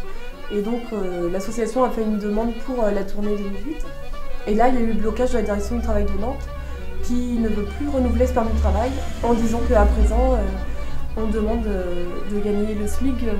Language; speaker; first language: French; native; French